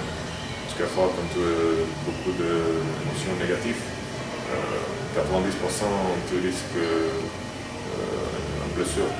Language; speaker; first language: French; non-native, fluent; Croatian